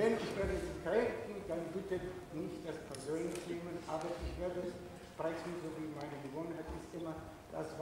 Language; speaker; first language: German; non-native, fluent; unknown